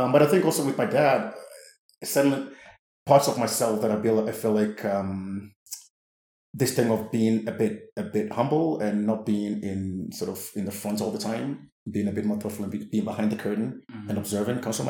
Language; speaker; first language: English; non-native, local second language; Akan